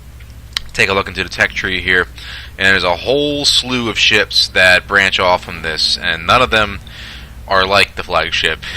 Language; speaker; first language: English; native; English